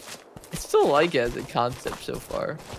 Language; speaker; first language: English; native; English